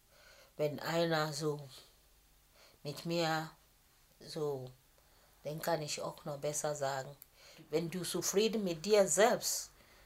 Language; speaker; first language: German; non-native, fluent; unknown